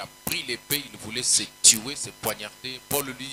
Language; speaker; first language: French; non-native, local second language; Swahili